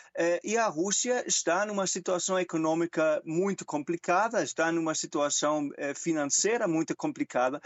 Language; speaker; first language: Portuguese; non-native, fluent; German